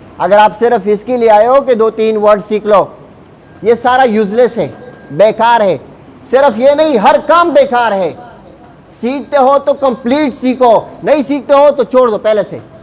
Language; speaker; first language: Urdu; non-native, local second language; Pashto